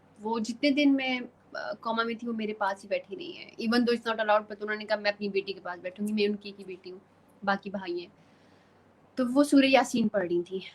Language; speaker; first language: Urdu; native; Urdu